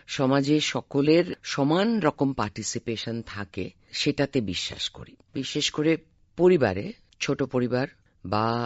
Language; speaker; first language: Bangla; native; Bangla